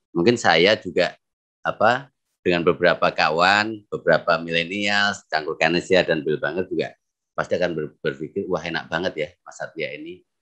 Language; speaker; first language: Indonesian; native; Indonesian